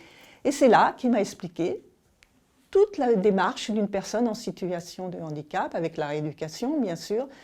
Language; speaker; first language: French; native; French